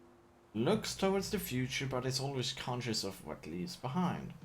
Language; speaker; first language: English; non-native, fluent; Chinese